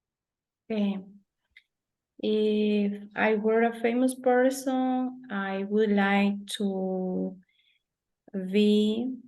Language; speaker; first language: English; non-native, learner; Spanish